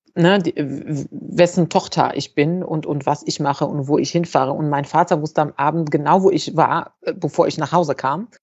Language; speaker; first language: German; non-native, fluent; Arabic